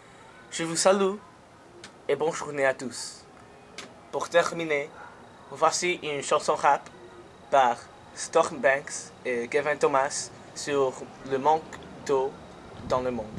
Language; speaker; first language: French; non-native, learner; English